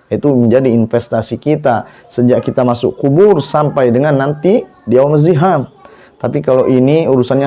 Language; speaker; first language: Indonesian; native; Indonesian